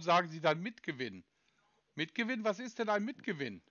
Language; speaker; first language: German; native; German